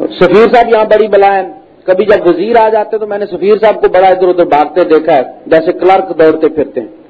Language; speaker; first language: Urdu; non-native, local second language; Punjabi